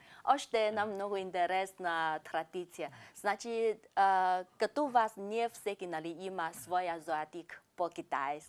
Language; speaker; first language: Bulgarian; non-native, fluent; Chinese